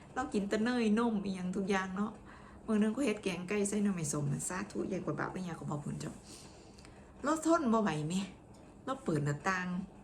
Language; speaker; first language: Thai; native; Thai